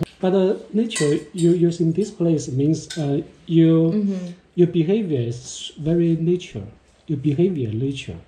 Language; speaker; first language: English; non-native, learner; Chinese